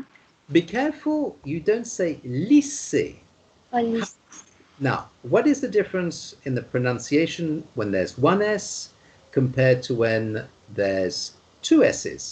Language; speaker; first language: English; non-native, fluent; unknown